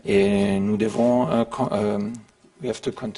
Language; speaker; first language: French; non-native, learner; German